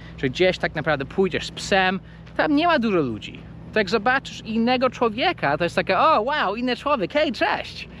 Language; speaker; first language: Polish; non-native, fluent; English